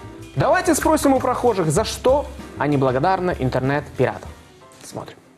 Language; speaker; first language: Russian; native; Russian